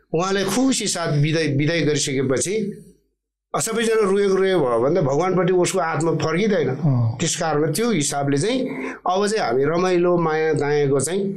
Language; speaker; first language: Nepali; non-native, local second language; Eastern Tamang